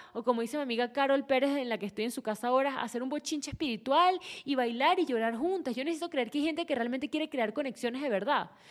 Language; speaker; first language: Spanish; native; Spanish